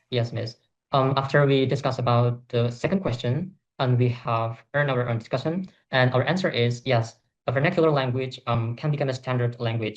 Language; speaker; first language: English; non-native, learner; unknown